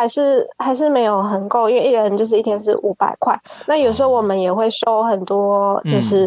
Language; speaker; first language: Chinese; native; Chinese